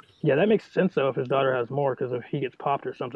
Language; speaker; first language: English; native; English